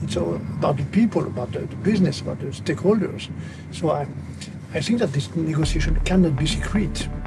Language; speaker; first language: English; non-native, fluent; French